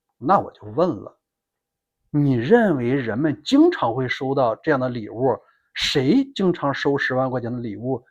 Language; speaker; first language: Chinese; native; Chinese